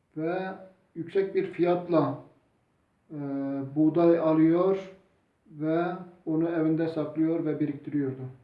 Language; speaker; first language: Turkish; non-native, local second language; Zaza